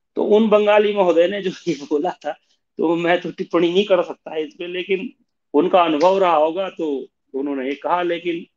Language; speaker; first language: Hindi; native; Hindi